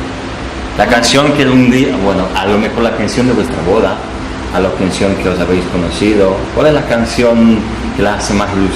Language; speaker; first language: Spanish; non-native, fluent; Polish